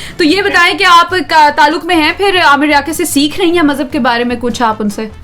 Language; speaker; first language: Urdu; native; Urdu